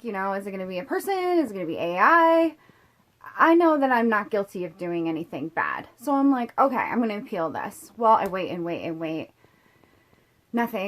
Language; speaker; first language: English; native; English